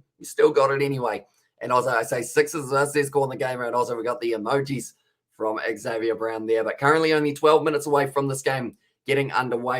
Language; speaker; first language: English; native; English